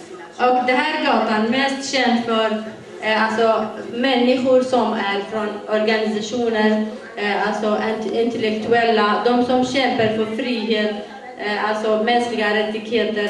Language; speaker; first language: Swedish; non-native, fluent; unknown